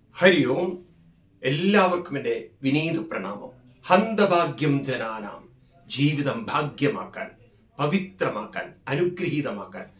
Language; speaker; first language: Malayalam; native; Malayalam